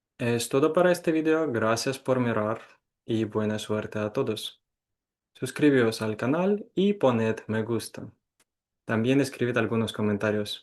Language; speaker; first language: Spanish; non-native, fluent; Ukrainian